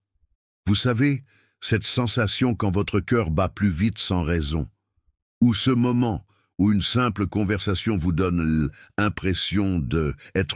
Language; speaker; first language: French; native; French